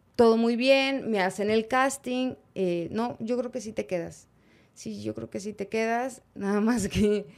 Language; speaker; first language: Spanish; native; Spanish